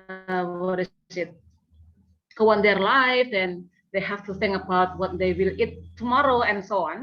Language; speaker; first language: English; non-native, fluent; Indonesian